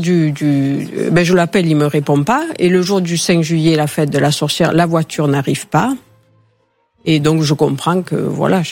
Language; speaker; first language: French; native; French